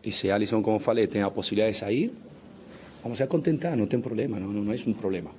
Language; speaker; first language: Portuguese; non-native, fluent; Spanish